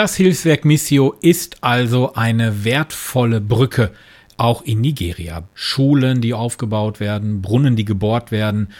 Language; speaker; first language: German; native; German